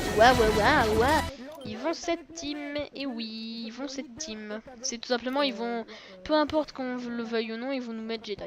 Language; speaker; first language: French; native; French